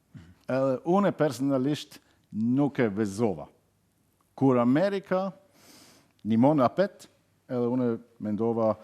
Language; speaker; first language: Albanian; non-native, learner; German